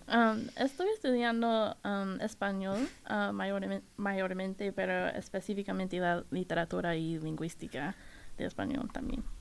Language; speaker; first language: Spanish; non-native, fluent; English